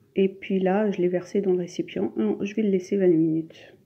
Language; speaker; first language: French; non-native, local second language; Arabic